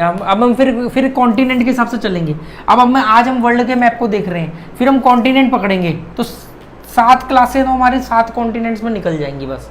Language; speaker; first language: Hindi; native; Hindi